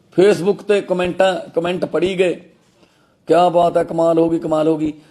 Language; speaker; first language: Hindi; non-native, local second language; Punjabi